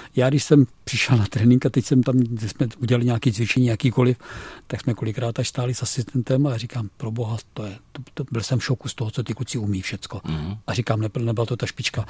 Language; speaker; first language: Czech; native; Czech